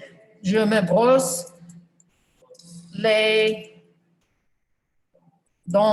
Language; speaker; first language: French; non-native, fluent; English